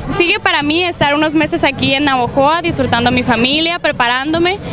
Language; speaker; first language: Spanish; native; Spanish